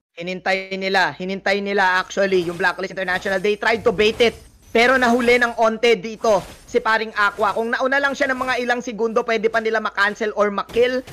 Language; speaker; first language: Filipino; native; Filipino